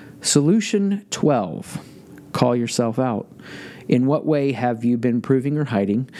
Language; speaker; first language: English; native; English